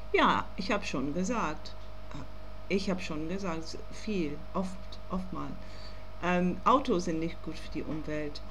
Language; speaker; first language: German; non-native, learner; English